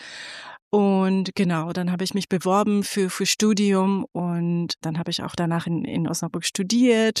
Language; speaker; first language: German; non-native, fluent; Persian